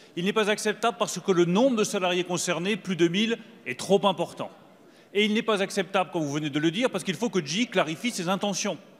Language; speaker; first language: French; native; French